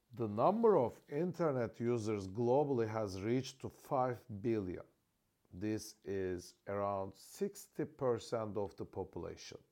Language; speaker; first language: English; non-native, fluent; Turkish